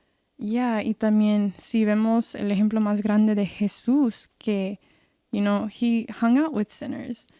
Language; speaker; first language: Spanish; early bilingual, heritage; Spanish